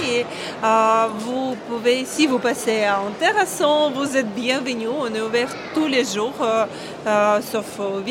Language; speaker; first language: French; non-native, learner; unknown